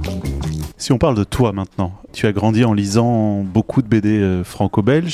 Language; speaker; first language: French; native; French